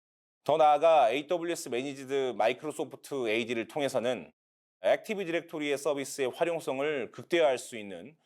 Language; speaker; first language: Korean; native; Korean